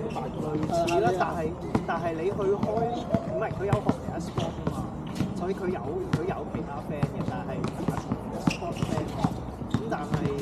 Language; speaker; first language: Cantonese; native; Cantonese